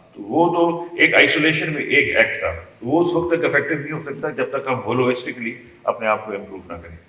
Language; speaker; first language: Urdu; non-native, local second language; Kashmiri